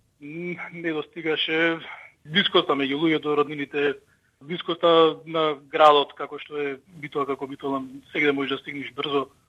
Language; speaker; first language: Macedonian; early bilingual, heritage; Macedonian